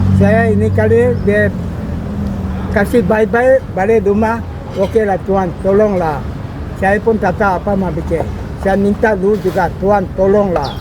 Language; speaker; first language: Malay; non-native, learner; Bangla